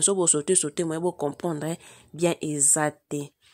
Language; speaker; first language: French; non-native, local second language; Lingala